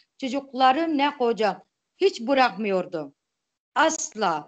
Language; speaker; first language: Turkish; non-native, local second language; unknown